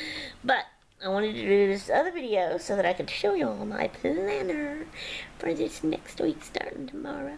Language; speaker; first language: English; native; English